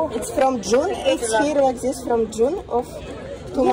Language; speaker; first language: English; non-native, learner; Russian